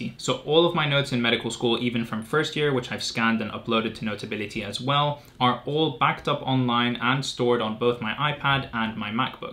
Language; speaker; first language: English; native; English